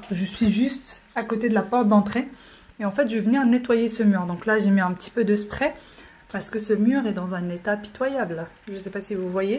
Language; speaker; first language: French; native; French